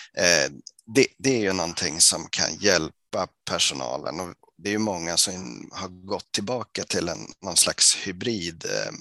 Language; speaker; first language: Swedish; native; Swedish